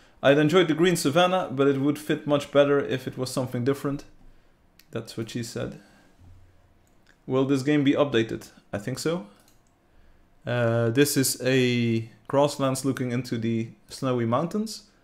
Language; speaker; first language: English; non-native, fluent; Dutch